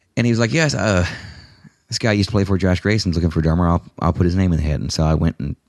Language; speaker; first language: English; native; English